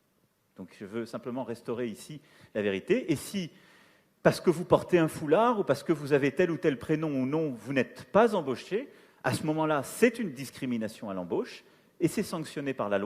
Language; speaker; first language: French; native; French